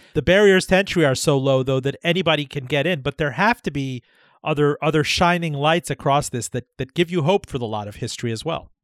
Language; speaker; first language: English; early bilingual, other home language; Persian